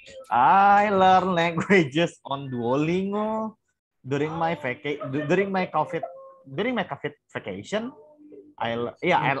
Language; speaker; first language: English; non-native, fluent; Indonesian